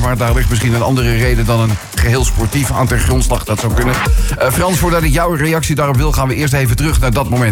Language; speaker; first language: Dutch; native; Dutch